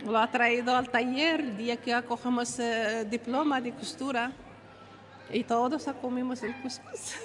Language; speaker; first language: Spanish; non-native, learner; Arabic